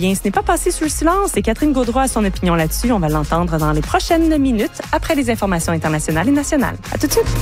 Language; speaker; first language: French; native; French